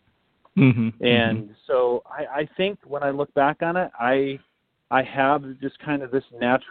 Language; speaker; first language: English; native; English